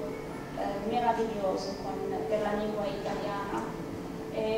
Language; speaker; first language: Italian; non-native, fluent; Arabic